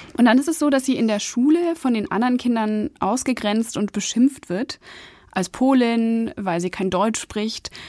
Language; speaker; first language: German; native; German